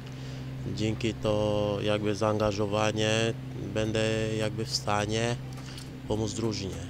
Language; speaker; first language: Polish; non-native, fluent; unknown